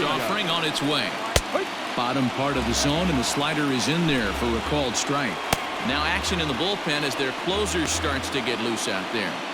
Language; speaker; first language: English; native; English